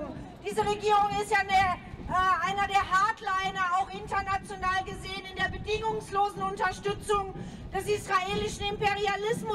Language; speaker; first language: German; native; German